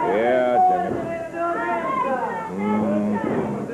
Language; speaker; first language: English; native; English